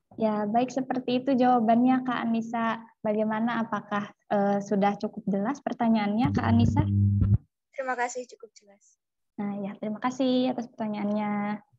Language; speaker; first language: Indonesian; native; Indonesian